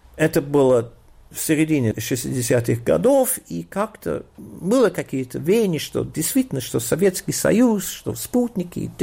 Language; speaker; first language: Russian; non-native, fluent; English